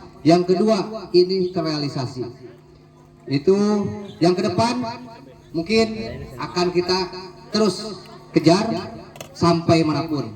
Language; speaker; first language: Indonesian; non-native, local second language; Sundanese